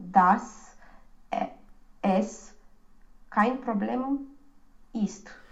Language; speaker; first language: German; non-native, learner; Romanian